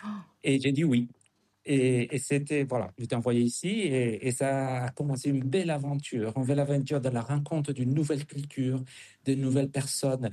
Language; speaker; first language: French; non-native, fluent; Spanish